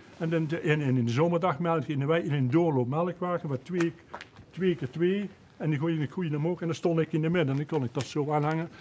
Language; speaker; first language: Dutch; native; Dutch